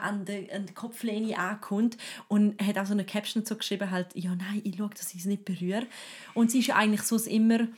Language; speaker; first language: German; native; German